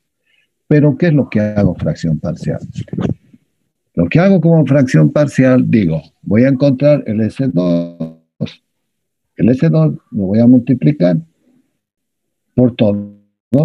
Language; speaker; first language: Spanish; native; Spanish